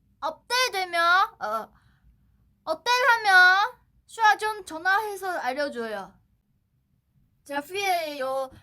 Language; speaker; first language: Korean; non-native, fluent; Chinese